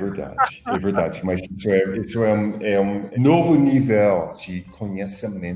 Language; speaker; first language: Portuguese; non-native, fluent; English